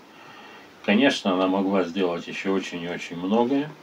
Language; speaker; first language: Russian; native; Russian